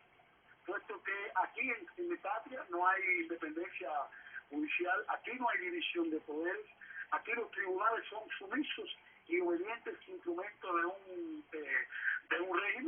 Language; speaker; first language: Spanish; native; Spanish